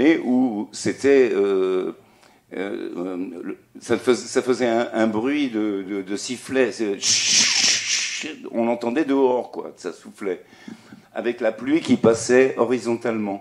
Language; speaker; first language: French; native; French